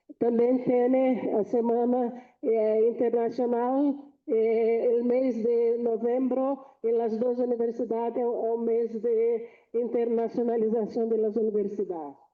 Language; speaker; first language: Portuguese; non-native, fluent; Spanish